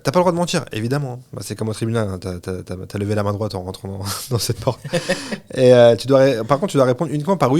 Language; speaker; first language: French; native; French